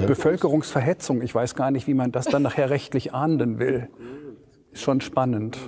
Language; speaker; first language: German; native; German